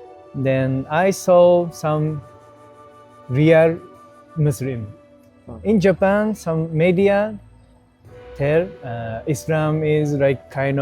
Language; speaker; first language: English; non-native, learner; Japanese